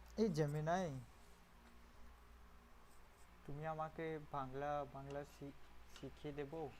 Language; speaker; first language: Bangla; non-native, learner; Hindi